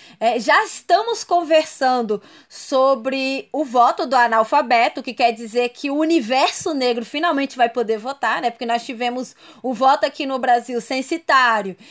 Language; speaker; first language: Portuguese; native; Portuguese